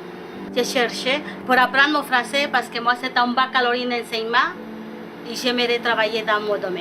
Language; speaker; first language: French; non-native, learner; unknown